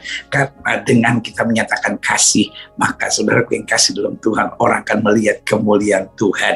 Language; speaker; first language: Indonesian; native; Indonesian